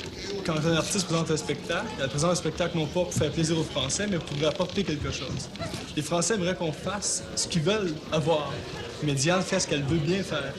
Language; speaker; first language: French; native; French